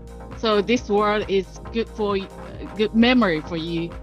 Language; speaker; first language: English; non-native, learner; Japanese